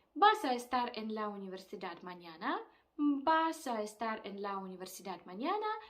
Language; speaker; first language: Spanish; non-native, fluent; Ukrainian